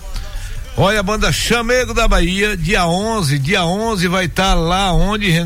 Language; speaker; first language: Portuguese; native; Portuguese